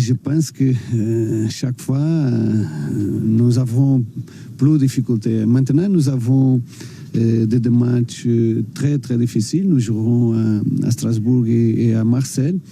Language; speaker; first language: French; non-native, learner; Portuguese